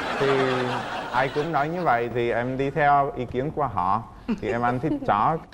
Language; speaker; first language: Vietnamese; non-native, fluent; Czech